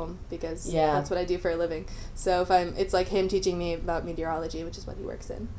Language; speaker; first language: English; native; English